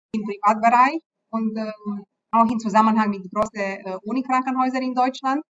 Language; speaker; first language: German; non-native, fluent; Romanian